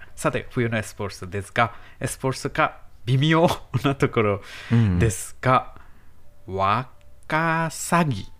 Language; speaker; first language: Japanese; non-native, fluent; Bangla